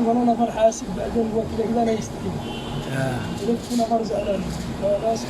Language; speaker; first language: Arabic; non-native, learner; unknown